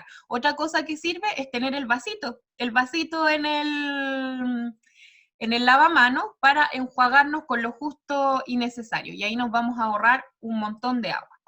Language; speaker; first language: Spanish; native; Spanish